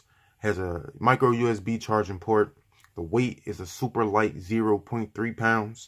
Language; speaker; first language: English; native; English